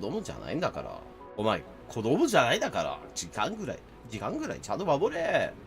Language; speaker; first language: Japanese; non-native, fluent; English